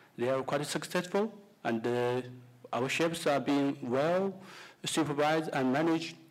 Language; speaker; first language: English; non-native, fluent; Chinese